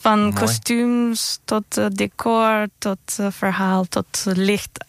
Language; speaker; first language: Dutch; non-native, fluent; Turkish